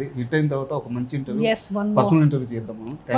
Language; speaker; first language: Telugu; native; Telugu